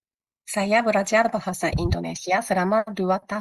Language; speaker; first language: Indonesian; non-native, learner; Japanese